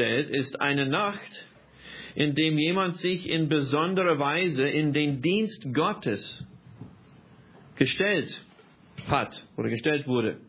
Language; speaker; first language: German; non-native, fluent; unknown